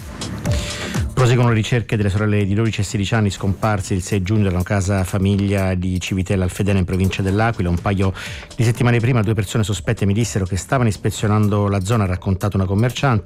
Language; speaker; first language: Italian; native; Italian